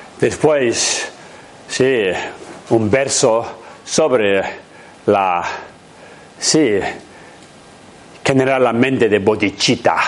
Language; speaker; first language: Spanish; non-native, learner; Tibetan